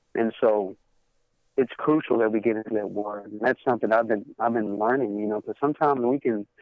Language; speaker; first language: English; native; English